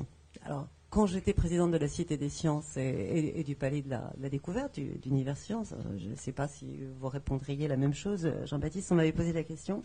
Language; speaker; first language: French; native; French